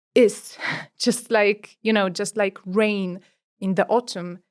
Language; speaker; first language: English; non-native, fluent; Polish